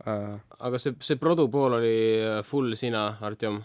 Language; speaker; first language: Estonian; native; Estonian